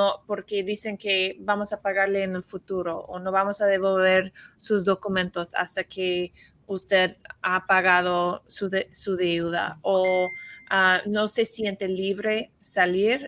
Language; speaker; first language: Spanish; non-native, fluent; English